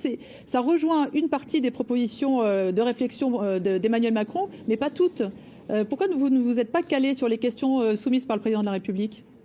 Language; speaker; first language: French; native; French